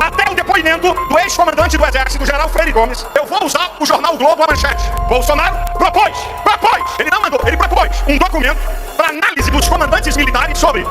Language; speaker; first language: Portuguese; native; Portuguese